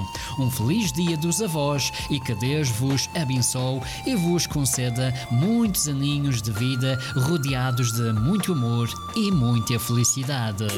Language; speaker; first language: Portuguese; native; Portuguese